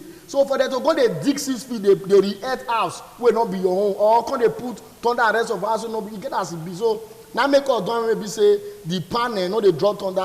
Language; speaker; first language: English; non-native, local second language; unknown